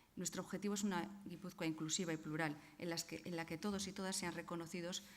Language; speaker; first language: Spanish; non-native, local second language; Basque